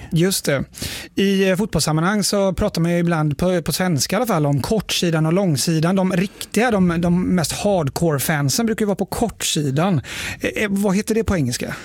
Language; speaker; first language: Swedish; native; Swedish